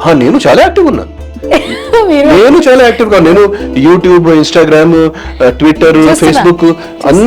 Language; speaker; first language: Telugu; non-native, fluent; Hindi